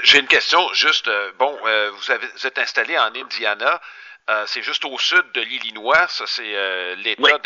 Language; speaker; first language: French; native; French